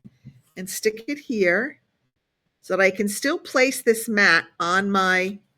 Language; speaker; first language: English; native; English